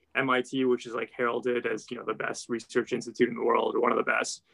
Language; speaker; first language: English; native; English